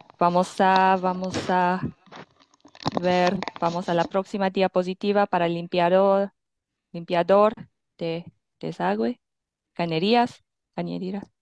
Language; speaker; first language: Spanish; non-native, fluent; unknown